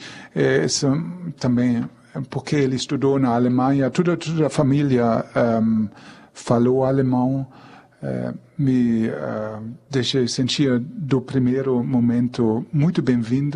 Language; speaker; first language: Portuguese; non-native, fluent; German